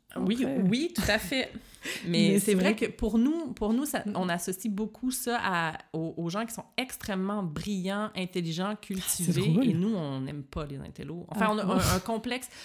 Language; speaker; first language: French; native; French